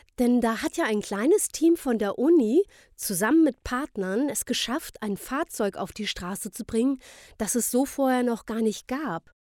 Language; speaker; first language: German; native; German